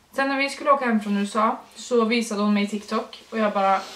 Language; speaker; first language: Swedish; early bilingual, other home language; Norwegian